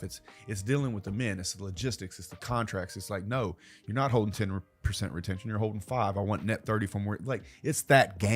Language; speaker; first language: English; native; English